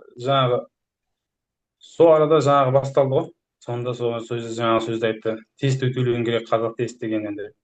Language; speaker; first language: Kazakh; early bilingual, heritage; Kazakh